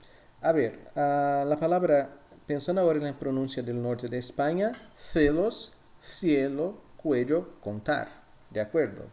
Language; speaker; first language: Spanish; non-native, fluent; Portuguese